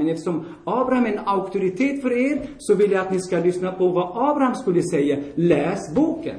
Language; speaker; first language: Swedish; non-native, fluent; Armenian